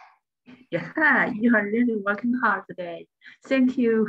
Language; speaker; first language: English; non-native, learner; Chinese